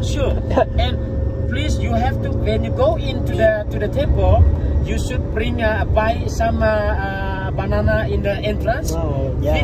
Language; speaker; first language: English; non-native, learner; Indonesian